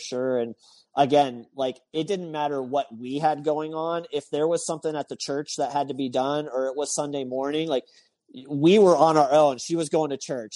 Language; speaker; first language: English; native; English